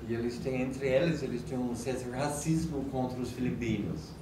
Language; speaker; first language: Portuguese; non-native, fluent; English